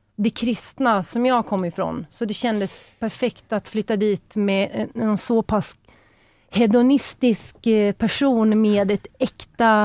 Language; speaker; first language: Norwegian; non-native, fluent; Swedish